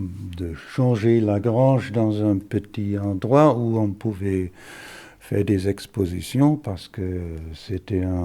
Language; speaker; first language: French; non-native, fluent; German